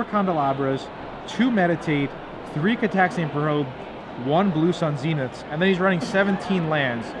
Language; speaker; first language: English; native; English